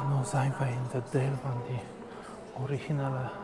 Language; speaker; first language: Dutch; non-native, learner; Polish